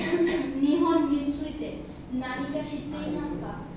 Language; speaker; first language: Japanese; non-native, fluent; Bangla